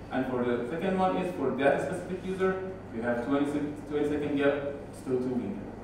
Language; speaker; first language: English; non-native, fluent; Persian